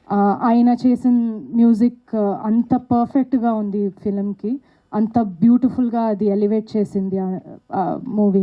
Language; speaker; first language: Telugu; non-native, local second language; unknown